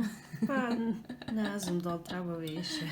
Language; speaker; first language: Bosnian; native; Bosnian